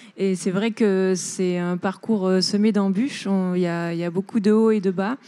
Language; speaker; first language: French; native; French